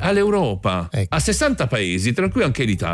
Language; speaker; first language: Italian; native; Italian